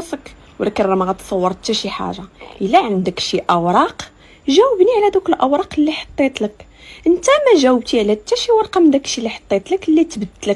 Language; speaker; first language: Arabic; native; Arabic